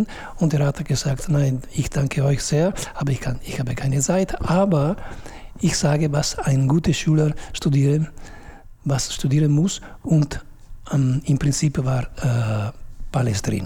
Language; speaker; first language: German; non-native, fluent; Italian